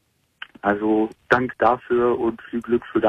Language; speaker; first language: German; native; German